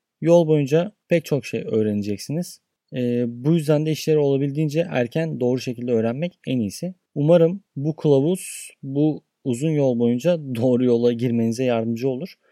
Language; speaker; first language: Turkish; native; Turkish